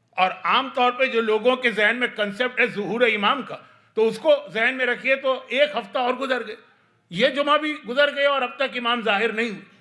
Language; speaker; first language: Urdu; native; Urdu